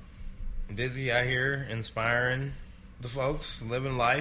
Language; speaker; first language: English; native; English